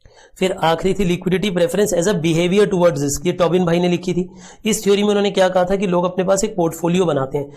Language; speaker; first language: Hindi; native; Hindi